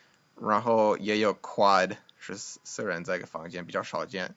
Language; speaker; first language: Chinese; non-native, fluent; English